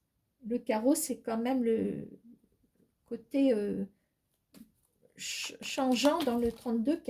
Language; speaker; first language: French; native; French